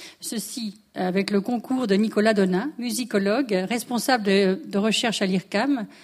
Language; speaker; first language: French; native; French